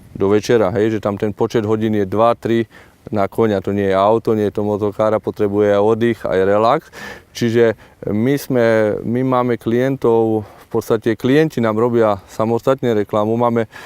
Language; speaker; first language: Slovak; native; Slovak